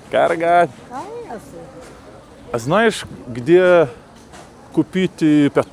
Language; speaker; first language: Russian; non-native, fluent; Lithuanian